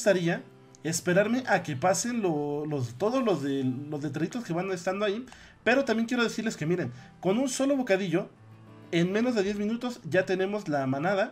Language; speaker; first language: Spanish; native; Spanish